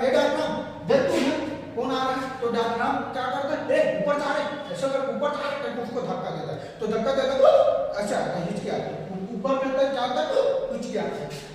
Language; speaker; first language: Hindi; non-native, local second language; Chhattisgarhi